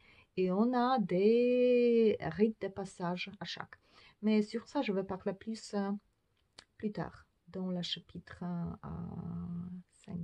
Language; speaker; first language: French; non-native, fluent; Polish